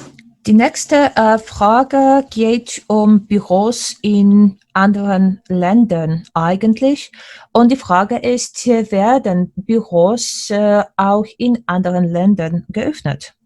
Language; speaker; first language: German; non-native, fluent; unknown